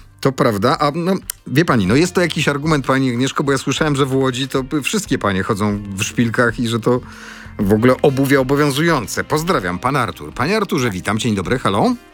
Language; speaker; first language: Polish; native; Polish